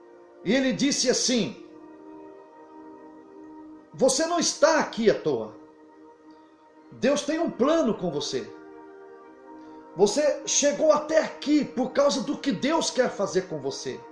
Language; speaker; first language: Portuguese; native; Portuguese